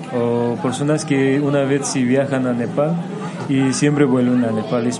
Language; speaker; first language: Spanish; non-native, fluent; Nepali